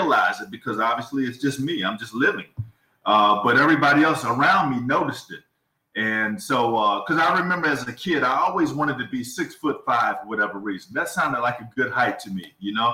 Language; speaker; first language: English; native; English